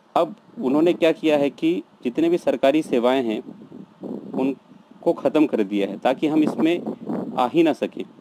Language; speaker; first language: Hindi; native; Hindi